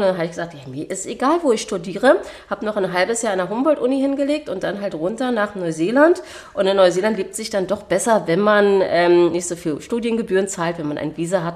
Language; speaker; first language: German; native; German